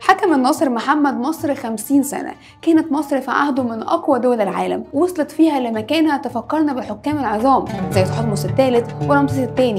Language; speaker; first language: Arabic; native; Arabic